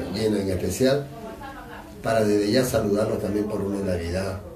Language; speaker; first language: Spanish; native; Spanish